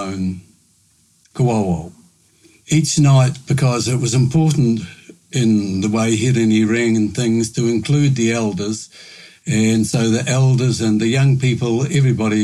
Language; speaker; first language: English; native; English